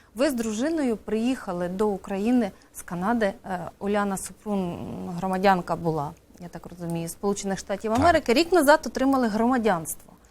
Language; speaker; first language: Ukrainian; native; Ukrainian